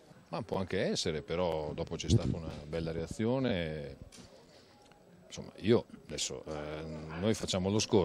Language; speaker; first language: Italian; native; Italian